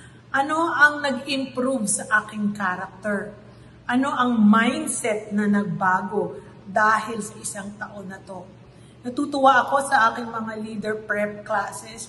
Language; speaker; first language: Filipino; native; Filipino